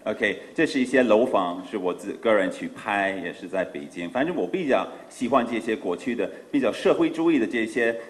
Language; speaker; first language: Chinese; non-native, fluent; English